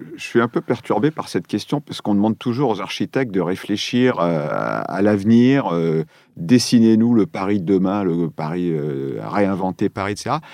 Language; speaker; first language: French; native; French